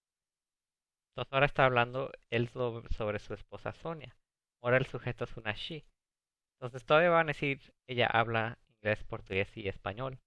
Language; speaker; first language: Spanish; early bilingual, other home language; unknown